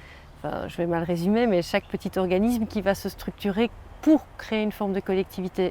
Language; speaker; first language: French; native; French